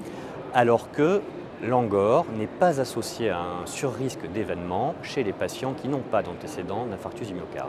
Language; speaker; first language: French; native; French